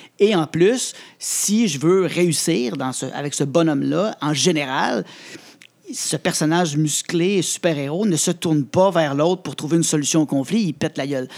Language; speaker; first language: French; native; French